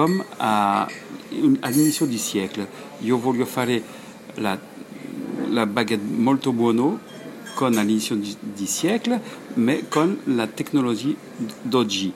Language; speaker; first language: Italian; non-native, learner; French